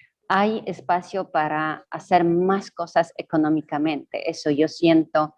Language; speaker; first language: Spanish; non-native, fluent; Polish